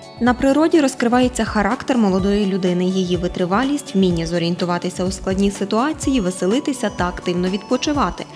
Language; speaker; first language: Ukrainian; native; Ukrainian